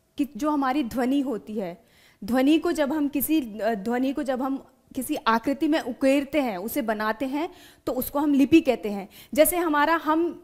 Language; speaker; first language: Hindi; native; Hindi